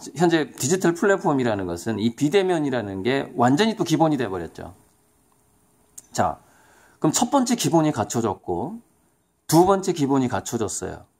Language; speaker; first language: Korean; native; Korean